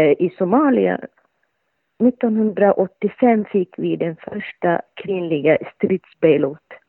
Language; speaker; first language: Swedish; non-native, fluent; Somali